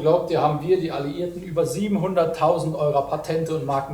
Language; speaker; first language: German; native; German